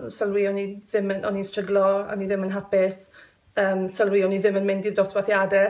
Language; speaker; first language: Welsh; non-native, local second language; English